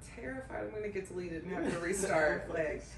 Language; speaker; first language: English; native; English